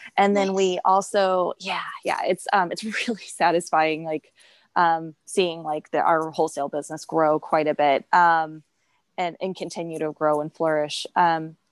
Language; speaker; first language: English; native; English